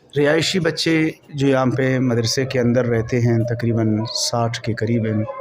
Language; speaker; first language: Urdu; non-native, local second language; Baluchi